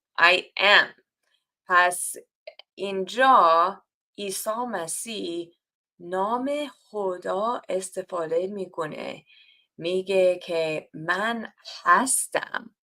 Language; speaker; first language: Persian; non-native, learner; English